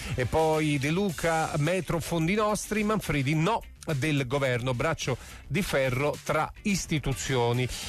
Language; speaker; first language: Italian; native; Italian